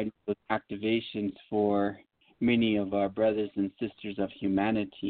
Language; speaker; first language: English; native; English